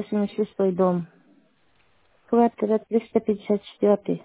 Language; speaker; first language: Russian; non-native, learner; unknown